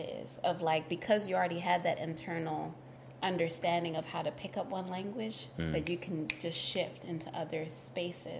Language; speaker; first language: English; early bilingual, other home language; Shona